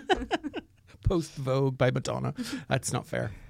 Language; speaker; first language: English; native; English